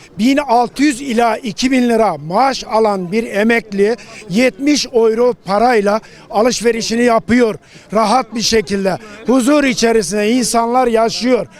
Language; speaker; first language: Turkish; native; Turkish